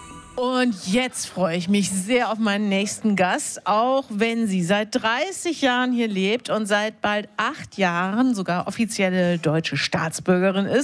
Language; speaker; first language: German; native; German